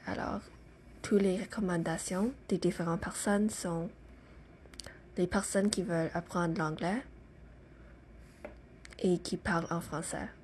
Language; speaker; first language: French; non-native, learner; English